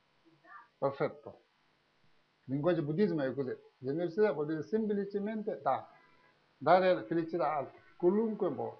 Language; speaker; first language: Italian; non-native, learner; Tibetan